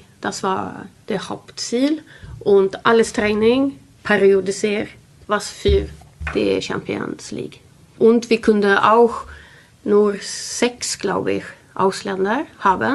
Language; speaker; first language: German; non-native, learner; Swedish